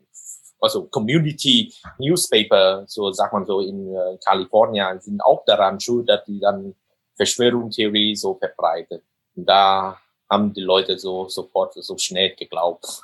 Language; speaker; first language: German; non-native, fluent; Vietnamese